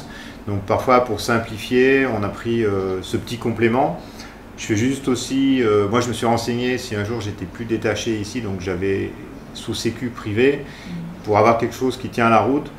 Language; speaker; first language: French; native; French